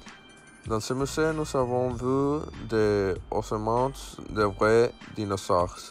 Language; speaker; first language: French; non-native, learner; Spanish